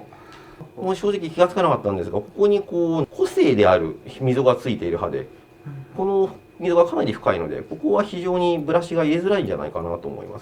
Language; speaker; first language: Japanese; native; Japanese